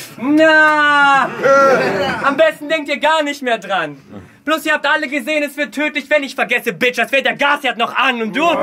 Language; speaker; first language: German; early bilingual, other home language; Russian